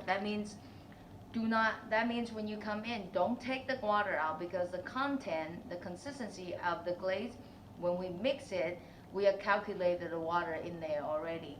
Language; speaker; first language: English; non-native, fluent; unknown